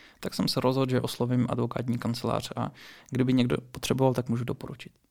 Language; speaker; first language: Czech; early bilingual, other home language; Russian